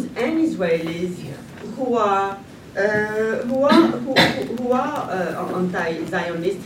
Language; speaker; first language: English; non-native, fluent; French